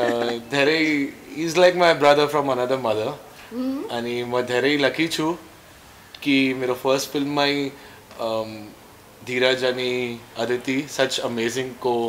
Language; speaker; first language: Nepali; non-native, learner; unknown